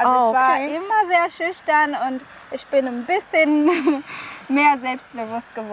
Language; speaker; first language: German; non-native, fluent; Kinyarwanda